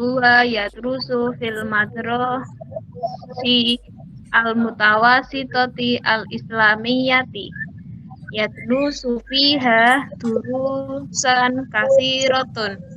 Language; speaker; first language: Arabic; non-native, learner; Indonesian